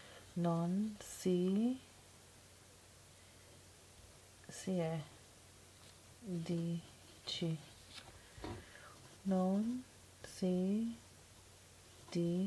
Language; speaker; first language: Italian; non-native, learner; English